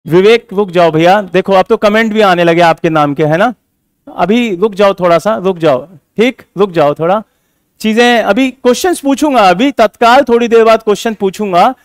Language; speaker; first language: Hindi; native; Hindi